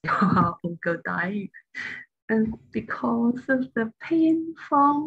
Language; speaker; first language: English; non-native, learner; Chinese